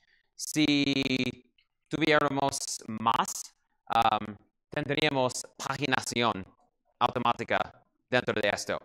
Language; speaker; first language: Spanish; non-native, learner; English